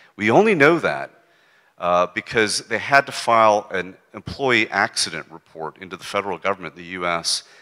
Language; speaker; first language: English; native; English